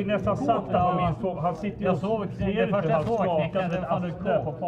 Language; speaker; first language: Swedish; native; Swedish